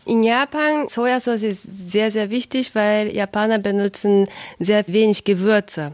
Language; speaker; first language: German; non-native, fluent; Japanese